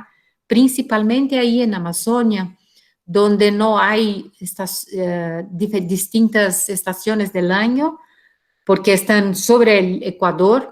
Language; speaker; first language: Spanish; non-native, fluent; Portuguese